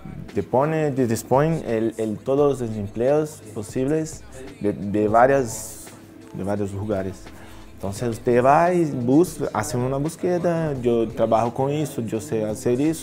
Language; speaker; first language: Spanish; non-native, learner; Portuguese